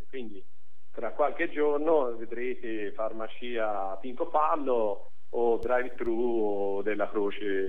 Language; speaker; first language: Italian; native; Italian